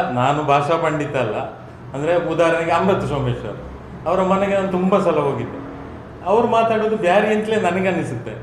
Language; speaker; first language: Kannada; non-native, local second language; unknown